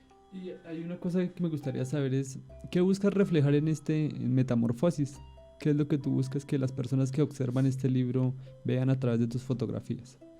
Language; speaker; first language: Spanish; native; Spanish